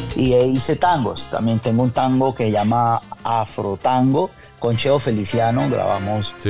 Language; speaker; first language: Spanish; native; Spanish